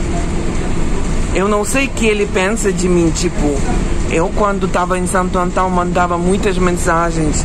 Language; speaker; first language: Portuguese; non-native, fluent; Ukrainian